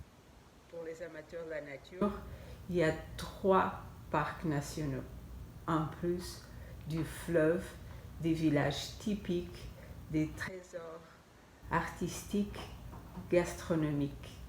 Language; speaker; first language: French; non-native, fluent; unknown